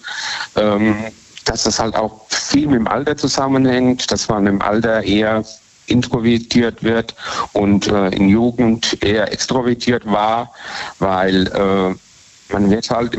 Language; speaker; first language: German; native; German